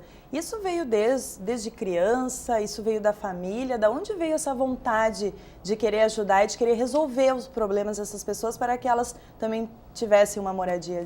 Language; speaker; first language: Portuguese; native; Portuguese